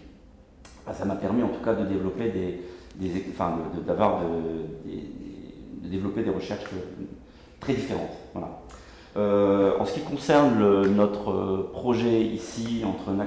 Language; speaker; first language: French; native; French